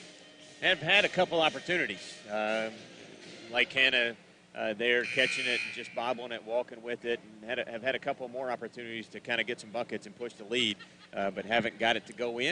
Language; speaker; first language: English; native; English